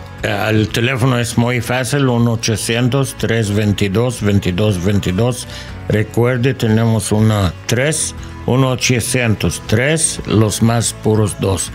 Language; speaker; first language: Spanish; non-native, learner; English